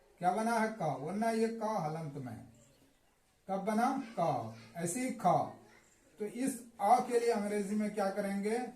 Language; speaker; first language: Hindi; native; Hindi